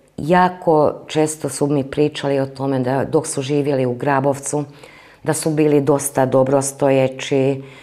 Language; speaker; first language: Croatian; non-native, local second language; Hungarian